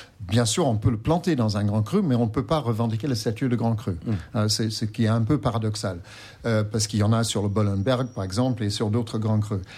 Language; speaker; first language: French; non-native, fluent; English